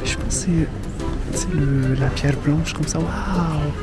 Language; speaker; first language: French; native; French